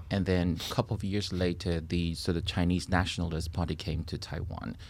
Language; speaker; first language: English; non-native, fluent; Chinese